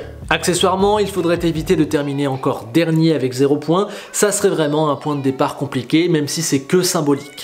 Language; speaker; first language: French; native; French